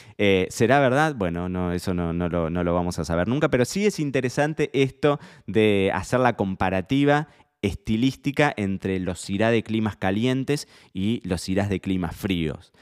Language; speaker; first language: Spanish; native; Spanish